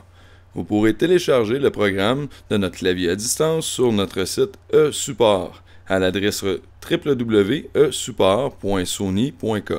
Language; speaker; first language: French; native; French